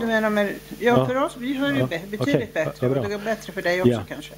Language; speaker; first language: Swedish; native; Swedish